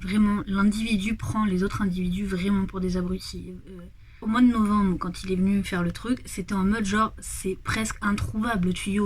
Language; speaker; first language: French; native; French